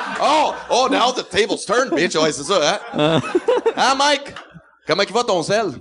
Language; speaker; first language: French; non-native, local second language; English